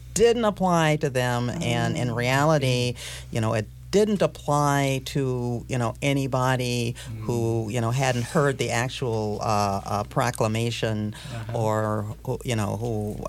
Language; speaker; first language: English; native; English